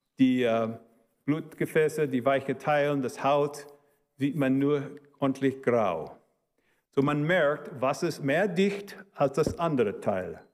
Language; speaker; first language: German; early bilingual, heritage; German